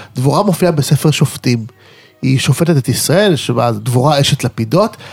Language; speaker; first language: Hebrew; native; Hebrew